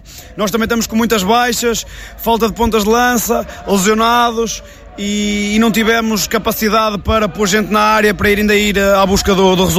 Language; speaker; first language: Portuguese; native; Portuguese